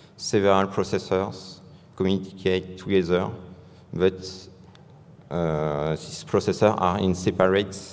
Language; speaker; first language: English; non-native, fluent; French